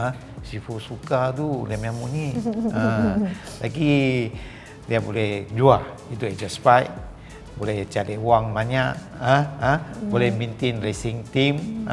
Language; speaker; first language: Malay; non-native, local second language; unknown